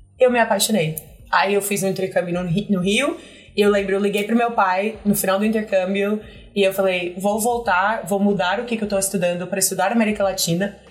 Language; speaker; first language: Portuguese; non-native, fluent; English